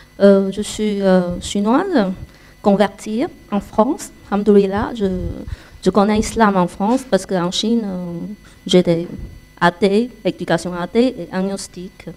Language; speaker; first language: French; non-native, learner; Chinese